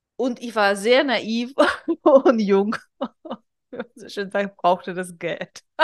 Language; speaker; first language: German; non-native, fluent; Russian